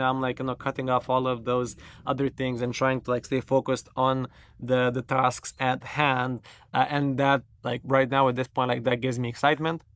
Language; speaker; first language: English; non-native, fluent; Romanian